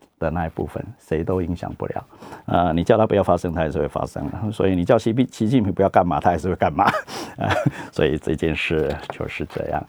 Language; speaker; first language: Chinese; native; Chinese